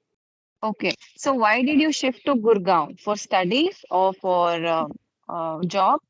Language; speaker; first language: English; non-native, fluent; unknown